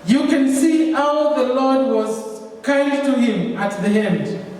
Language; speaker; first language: English; non-native, local second language; Swahili